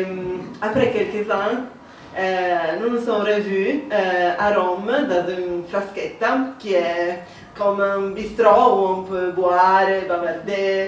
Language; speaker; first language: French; non-native, fluent; Italian